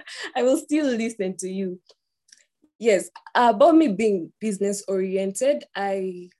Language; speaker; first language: English; non-native, local second language; Ganda